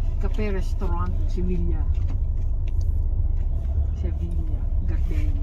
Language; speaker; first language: English; non-native, local second language; Filipino